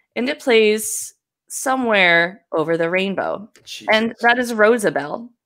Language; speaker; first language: English; native; English